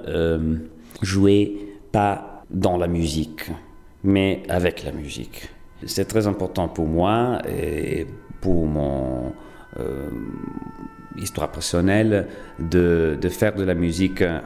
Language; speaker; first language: French; non-native, fluent; Italian